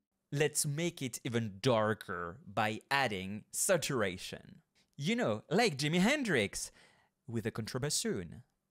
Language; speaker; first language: English; non-native, fluent; French